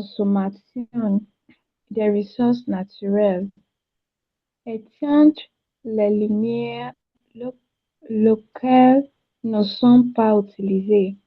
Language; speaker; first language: French; non-native, learner; Yoruba